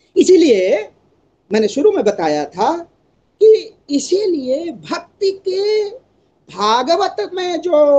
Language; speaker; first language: Hindi; native; Hindi